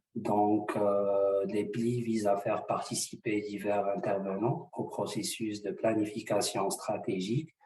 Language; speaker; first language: French; non-native, local second language; Arabic